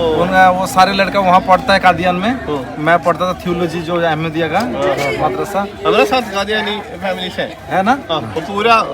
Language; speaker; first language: Hindi; non-native, local second language; Bangla